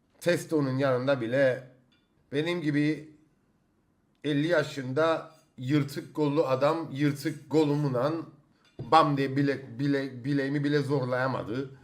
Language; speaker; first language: Turkish; early bilingual, heritage; English